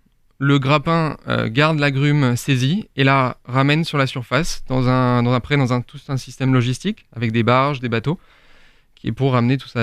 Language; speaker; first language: French; native; French